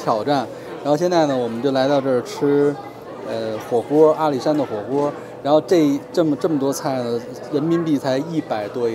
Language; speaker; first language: Chinese; native; Chinese